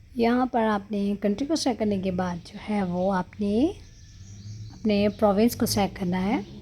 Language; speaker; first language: Urdu; native; Urdu